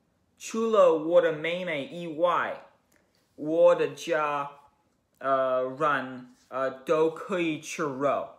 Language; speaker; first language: Chinese; non-native, learner; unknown